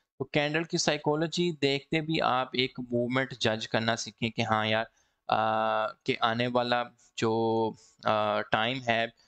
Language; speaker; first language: Hindi; native; Hindi